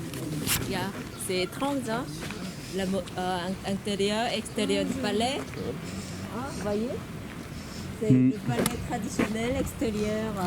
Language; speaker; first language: French; non-native, learner; Korean